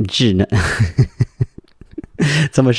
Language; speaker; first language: Chinese; non-native, learner; English